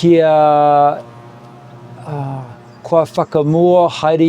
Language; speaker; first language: Māori; non-native, local second language; English